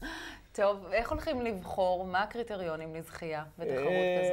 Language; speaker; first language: Hebrew; native; Hebrew